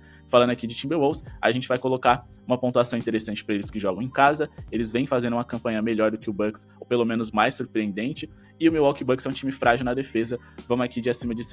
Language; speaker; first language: Portuguese; native; Portuguese